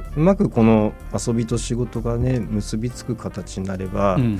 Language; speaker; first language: Japanese; native; Japanese